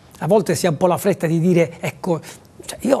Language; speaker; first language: Italian; native; Italian